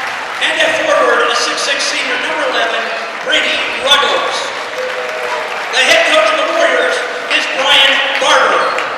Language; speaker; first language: English; native; English